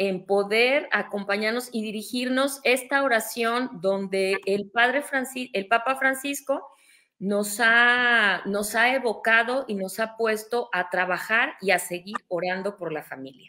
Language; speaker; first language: Spanish; native; Spanish